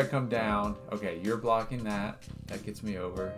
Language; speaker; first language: English; native; English